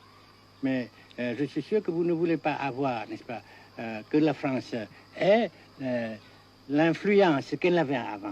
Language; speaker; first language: French; non-native, fluent; Vietnamese